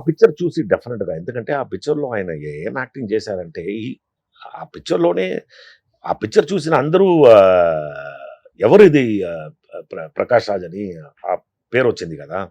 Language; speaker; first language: Telugu; non-native, fluent; Tamil